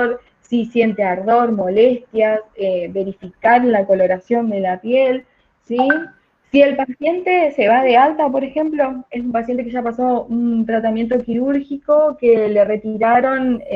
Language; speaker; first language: Spanish; native; Spanish